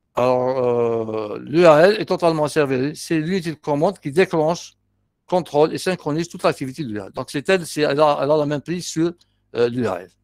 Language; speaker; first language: French; non-native, local second language; Arabic